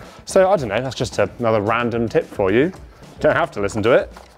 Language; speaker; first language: English; native; English